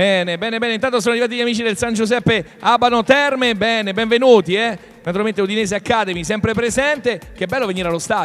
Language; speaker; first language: Italian; native; Italian